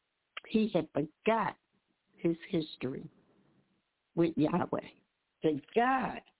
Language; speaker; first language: English; native; English